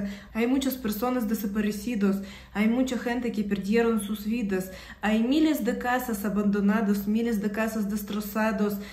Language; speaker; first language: Spanish; non-native, fluent; Russian